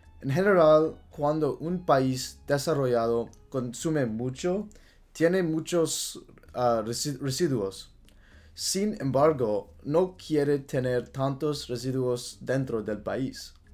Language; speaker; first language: Spanish; non-native, learner; English